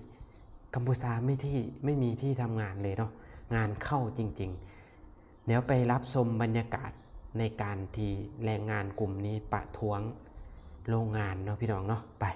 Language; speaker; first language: Thai; non-native, local second language; Northeastern Thai